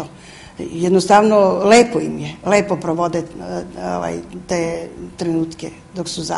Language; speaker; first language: Serbian; native; Serbian